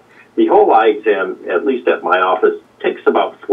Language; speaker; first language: English; native; English